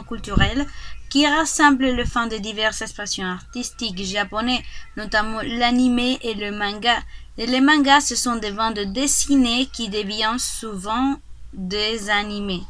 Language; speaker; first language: French; non-native, learner; Spanish